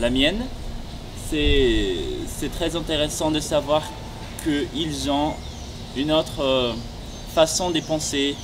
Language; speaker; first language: French; non-native, fluent; Portuguese